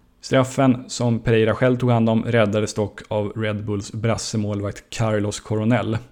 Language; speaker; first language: Swedish; native; Swedish